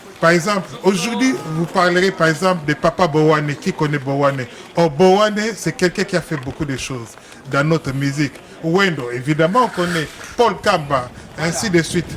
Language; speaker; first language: French; non-native, local second language; Lingala